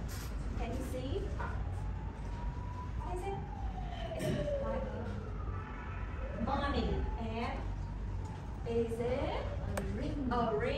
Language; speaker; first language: English; non-native, learner; Vietnamese